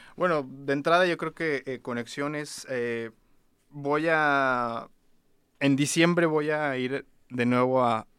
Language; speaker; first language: Spanish; native; Spanish